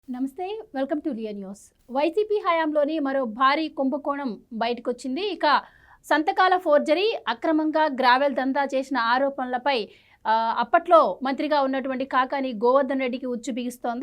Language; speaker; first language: Telugu; native; Telugu